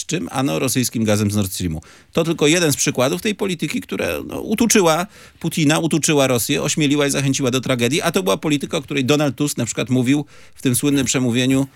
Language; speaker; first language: Polish; native; Polish